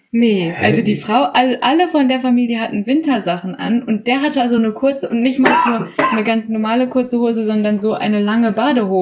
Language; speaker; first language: German; native; German